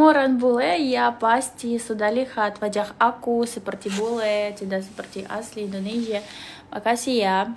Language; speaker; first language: Indonesian; non-native, learner; Russian